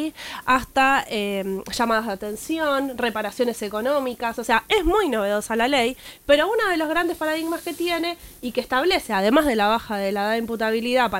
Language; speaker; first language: Spanish; native; Spanish